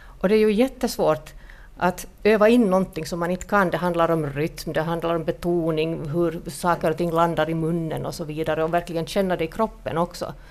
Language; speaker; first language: Swedish; native; Swedish